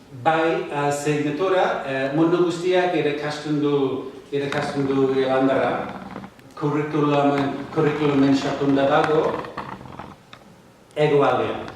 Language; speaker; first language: Basque; non-native, fluent; English